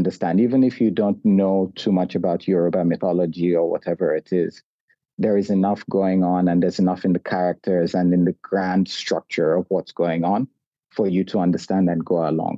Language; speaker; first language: English; non-native, local second language; Yoruba